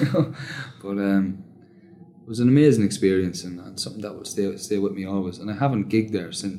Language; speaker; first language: English; native; English